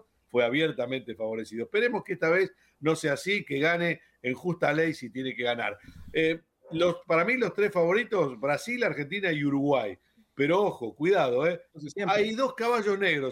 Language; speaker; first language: Spanish; native; Spanish